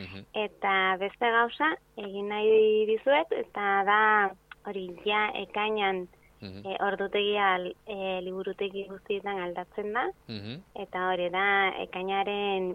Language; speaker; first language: Basque; non-native, fluent; Spanish